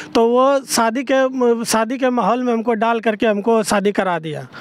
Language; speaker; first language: Hindi; native; Hindi